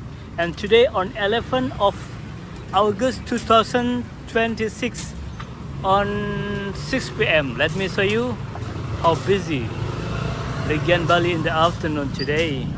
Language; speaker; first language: English; non-native, fluent; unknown